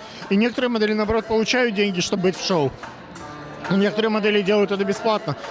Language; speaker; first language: Russian; native; Russian